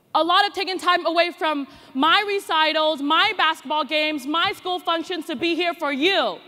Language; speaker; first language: English; native; English